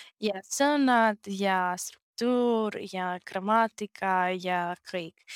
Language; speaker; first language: Estonian; non-native, learner; Greek